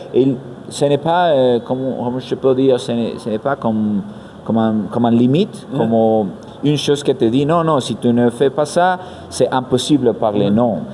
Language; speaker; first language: French; non-native, fluent; Spanish